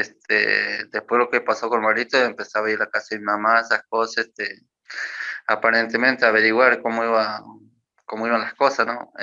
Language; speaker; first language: Spanish; native; Spanish